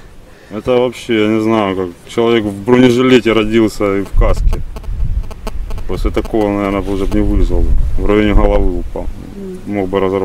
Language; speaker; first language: Russian; native; Russian